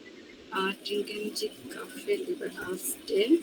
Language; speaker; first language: German; non-native, learner; Bangla